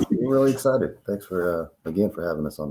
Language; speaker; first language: English; native; English